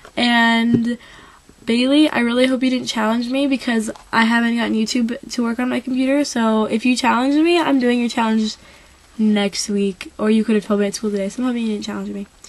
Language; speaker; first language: English; native; English